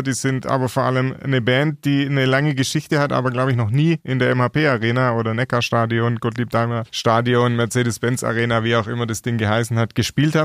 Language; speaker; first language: German; native; German